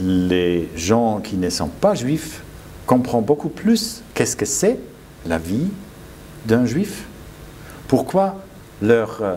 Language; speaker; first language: French; non-native, fluent; German